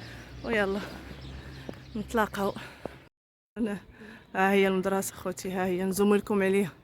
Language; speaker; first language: Arabic; native; Arabic